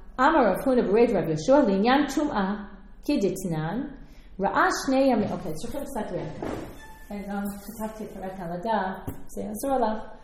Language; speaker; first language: Hebrew; non-native, fluent; English